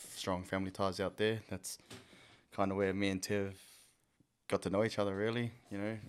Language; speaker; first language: English; native; English